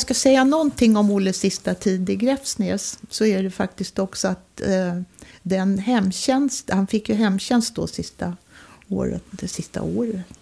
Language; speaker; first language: Swedish; native; Swedish